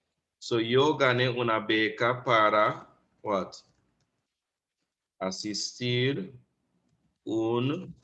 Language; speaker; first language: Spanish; non-native, fluent; English